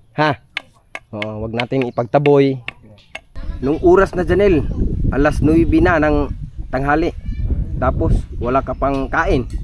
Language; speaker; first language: Filipino; non-native, local second language; Cebuano